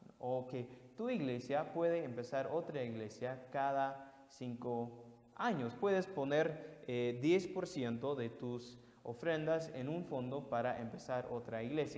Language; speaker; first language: Spanish; non-native, fluent; English